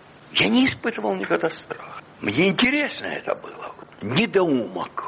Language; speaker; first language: Russian; native; Russian